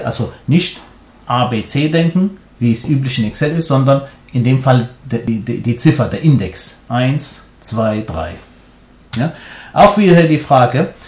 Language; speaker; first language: German; non-native, fluent; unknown